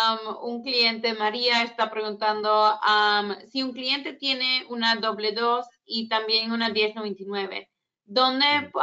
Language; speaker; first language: Spanish; early bilingual, heritage; Spanish